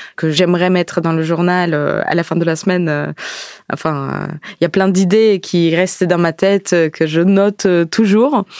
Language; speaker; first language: French; non-native, fluent; Ukrainian